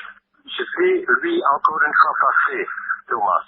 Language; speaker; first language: French; non-native, local second language; Dutch